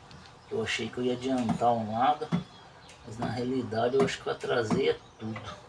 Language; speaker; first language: Portuguese; native; Portuguese